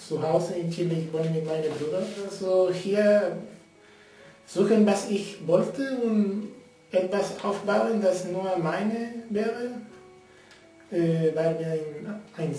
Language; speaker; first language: German; non-native, learner; Spanish